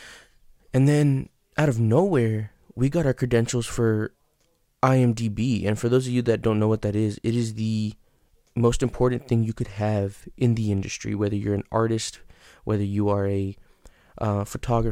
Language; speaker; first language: English; native; English